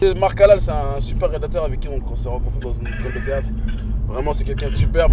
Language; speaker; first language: French; native; French